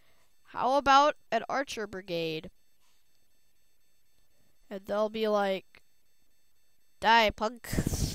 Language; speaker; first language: English; native; English